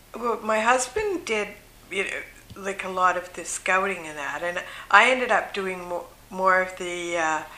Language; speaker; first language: English; native; English